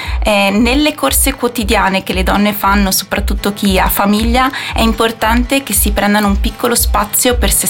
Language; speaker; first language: Italian; native; Italian